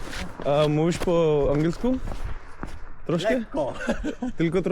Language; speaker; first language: Polish; non-native, learner; Hindi